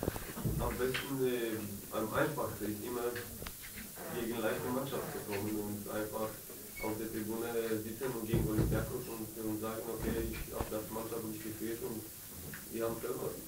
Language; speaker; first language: German; non-native, learner; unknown